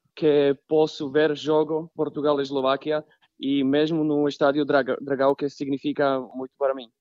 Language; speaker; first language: Portuguese; non-native, fluent; Slovak